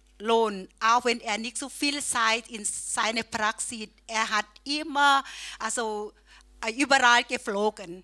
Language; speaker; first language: German; non-native, learner; Thai